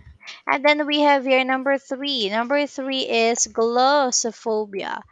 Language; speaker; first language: English; non-native, local second language; Filipino